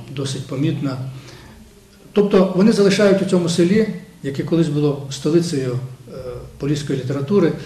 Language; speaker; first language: Ukrainian; native; Ukrainian